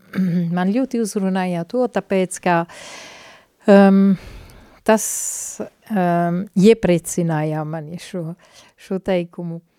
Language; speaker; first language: Latvian; non-native, fluent; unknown